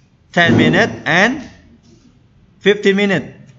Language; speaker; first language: English; non-native, learner; Indonesian